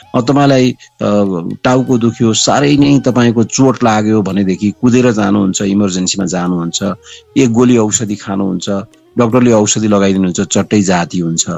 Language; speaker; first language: Nepali; native; Nepali